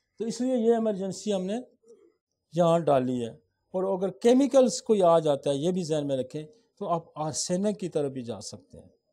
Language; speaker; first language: Urdu; non-native, local second language; Saraiki